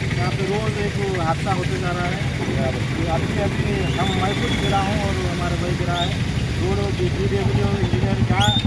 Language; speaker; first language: Hindi; non-native, local second language; Urdu